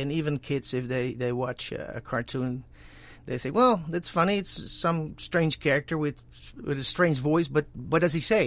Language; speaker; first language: English; non-native, fluent; Dutch